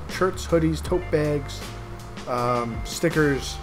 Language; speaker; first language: English; native; English